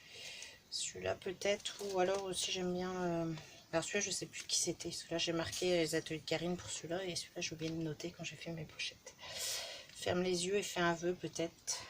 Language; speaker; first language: French; native; French